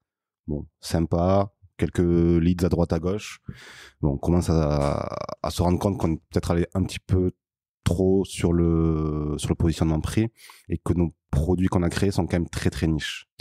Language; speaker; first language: French; native; French